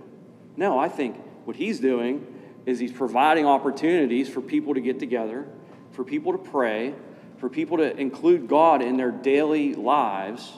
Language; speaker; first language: English; native; English